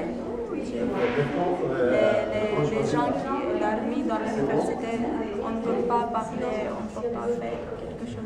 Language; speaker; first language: French; non-native, learner; Arabic